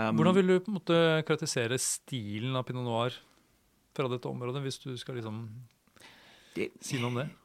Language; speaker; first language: Norwegian; native; Norwegian